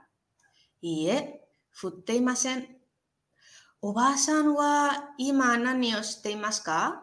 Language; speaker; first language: Japanese; non-native, learner; Spanish